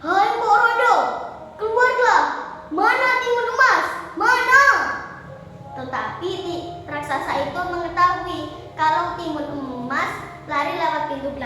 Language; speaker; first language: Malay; non-native, local second language; Javanese